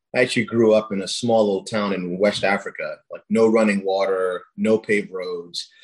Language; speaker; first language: English; early bilingual, other home language; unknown